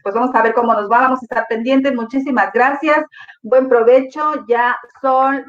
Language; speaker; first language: Spanish; native; Spanish